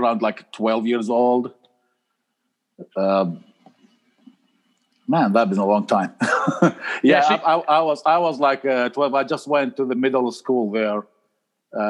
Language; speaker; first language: English; non-native, fluent; Arabic